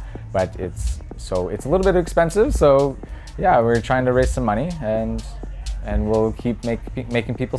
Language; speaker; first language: English; native; English